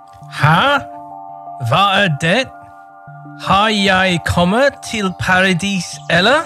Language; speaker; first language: Norwegian; non-native, learner; English